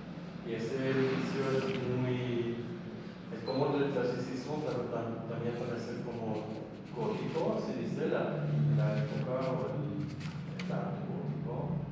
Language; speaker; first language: Spanish; non-native, learner; English